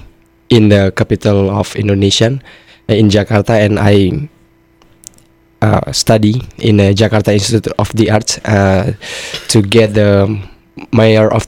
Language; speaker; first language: English; non-native, learner; Indonesian